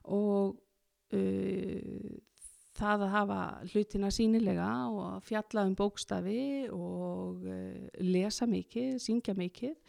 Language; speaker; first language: Icelandic; native; Icelandic